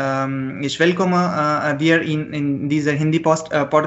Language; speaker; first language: German; non-native, learner; Marathi